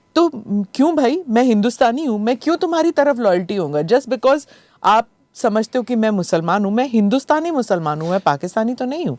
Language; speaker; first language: Hindi; native; Hindi